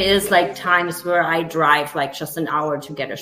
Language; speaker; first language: English; non-native, fluent; German